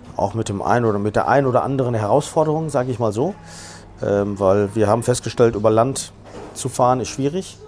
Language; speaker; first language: German; early bilingual, other home language; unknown